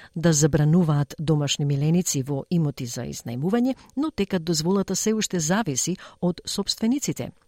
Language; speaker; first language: Macedonian; native; Macedonian